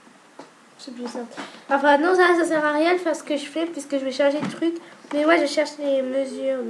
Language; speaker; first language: French; native; French